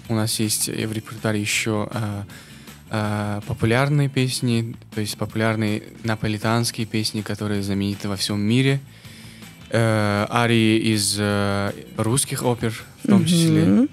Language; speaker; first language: Russian; non-native, local second language; Persian